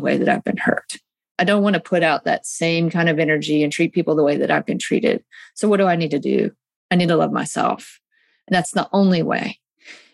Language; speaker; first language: English; native; English